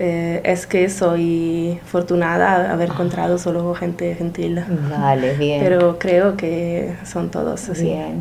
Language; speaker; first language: Spanish; non-native, learner; Italian